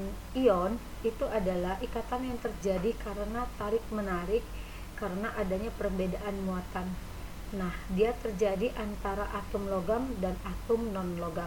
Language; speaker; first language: Indonesian; native; Indonesian